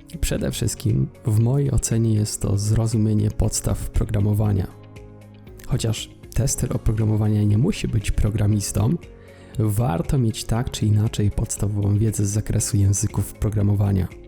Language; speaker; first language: Polish; native; Polish